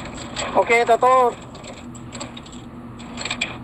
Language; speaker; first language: English; non-native, learner; Thai